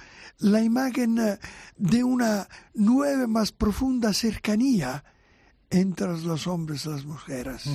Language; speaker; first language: Spanish; non-native, fluent; Italian